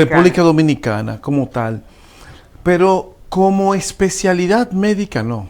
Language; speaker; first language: Spanish; native; Spanish